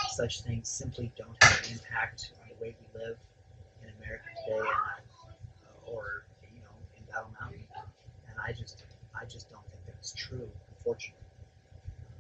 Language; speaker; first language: English; native; English